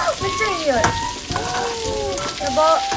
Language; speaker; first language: Japanese; native; Japanese